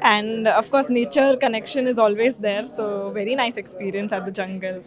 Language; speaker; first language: Telugu; non-native, learner; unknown